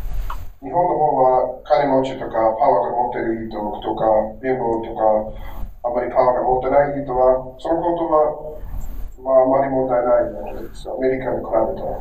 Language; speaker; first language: Japanese; non-native, learner; English